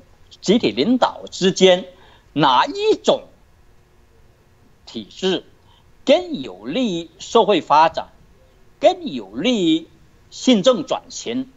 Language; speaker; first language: Chinese; native; Chinese